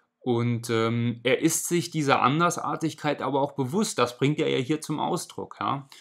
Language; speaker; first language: German; native; German